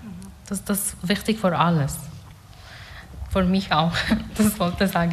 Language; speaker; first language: German; non-native, learner; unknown